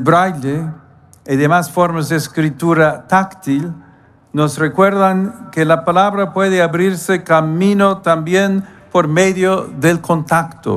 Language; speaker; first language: Spanish; non-native, fluent; English